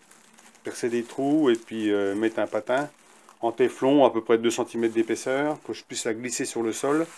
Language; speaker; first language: French; native; French